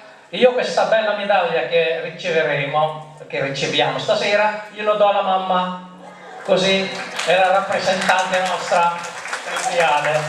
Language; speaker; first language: Italian; early bilingual, other home language; Filipino